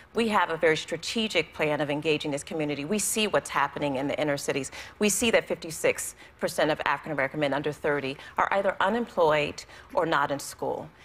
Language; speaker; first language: English; native; English